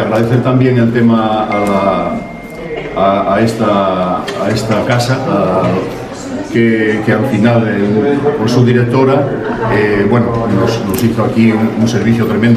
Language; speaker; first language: Spanish; native; Spanish